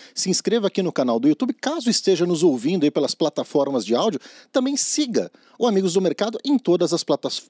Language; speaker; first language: Portuguese; native; Portuguese